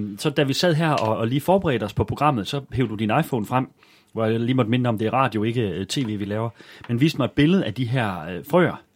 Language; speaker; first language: Danish; native; Danish